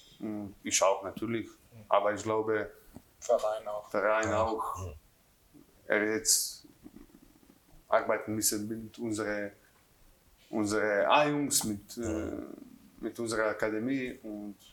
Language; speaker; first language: German; non-native, learner; Croatian